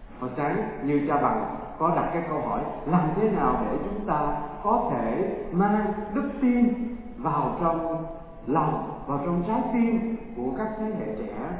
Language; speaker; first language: Vietnamese; native; Vietnamese